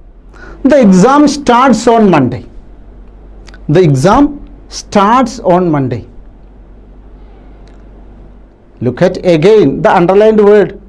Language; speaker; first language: English; non-native, local second language; Malayalam